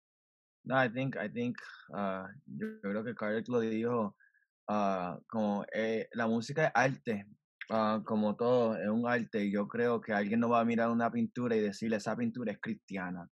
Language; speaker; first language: Spanish; early bilingual, heritage; Spanish